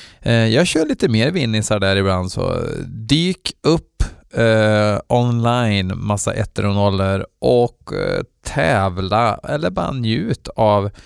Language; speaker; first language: Swedish; native; Swedish